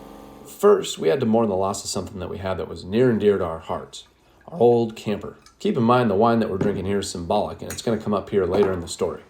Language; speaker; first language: English; native; English